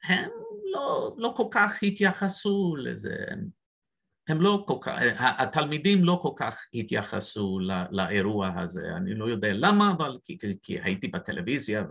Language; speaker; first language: Hebrew; non-native, fluent; English